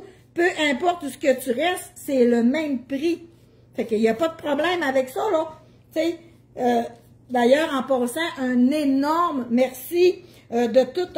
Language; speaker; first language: French; native; French